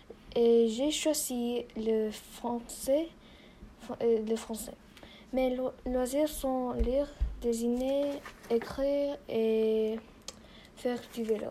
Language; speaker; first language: French; non-native, learner; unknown